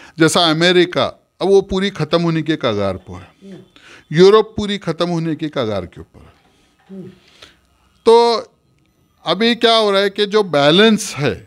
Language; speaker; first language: Hindi; non-native, local second language; Urdu